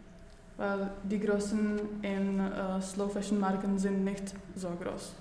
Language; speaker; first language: German; non-native, learner; Czech